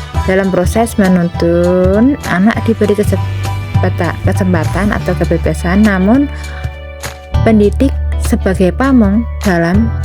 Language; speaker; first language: Indonesian; native; Indonesian